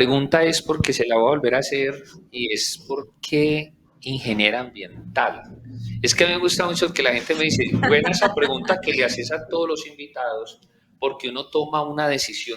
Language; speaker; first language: Spanish; native; Spanish